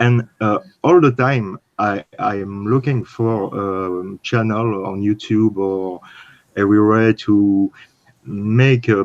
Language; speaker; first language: English; non-native, learner; French